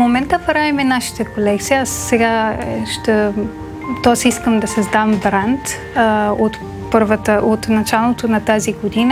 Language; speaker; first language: Bulgarian; non-native, learner; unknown